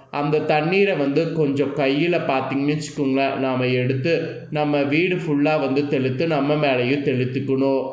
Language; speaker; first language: Tamil; native; Tamil